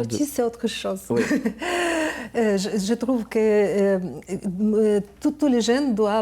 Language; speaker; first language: French; non-native, learner; Ukrainian